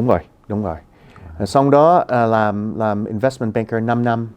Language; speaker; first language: Vietnamese; early bilingual, heritage; Vietnamese